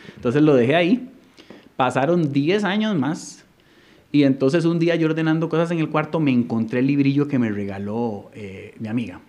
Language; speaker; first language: Spanish; native; Spanish